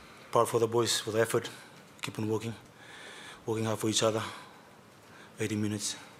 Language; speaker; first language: English; non-native, local second language; Fijian